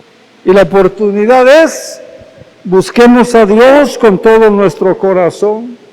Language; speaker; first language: Spanish; native; Spanish